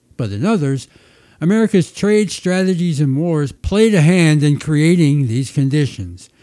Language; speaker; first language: English; native; English